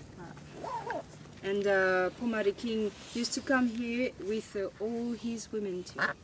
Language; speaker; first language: English; non-native, learner; French